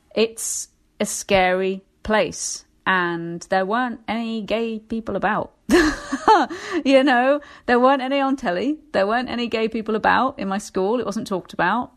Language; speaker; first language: English; native; English